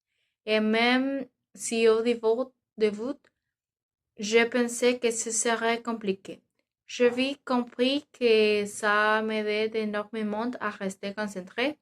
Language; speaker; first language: French; non-native, learner; Spanish